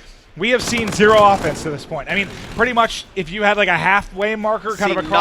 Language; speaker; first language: English; native; English